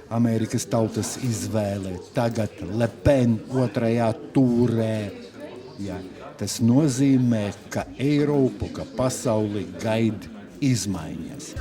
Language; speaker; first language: Latvian; non-native, local second language; Russian